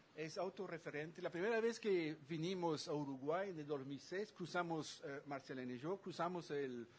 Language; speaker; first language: Spanish; non-native, fluent; Dutch